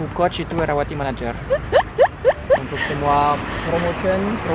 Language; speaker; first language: Indonesian; non-native, fluent; French